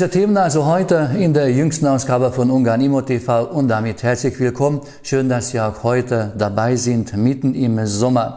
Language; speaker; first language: German; native; German